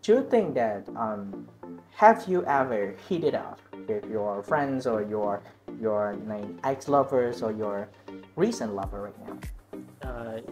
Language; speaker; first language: English; non-native, learner; Vietnamese